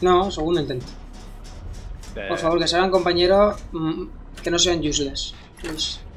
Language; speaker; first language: Spanish; native; Spanish